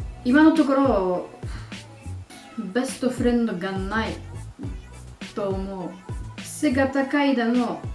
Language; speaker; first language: Japanese; non-native, learner; French